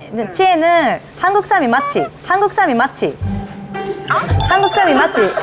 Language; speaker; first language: Korean; non-native, fluent; Japanese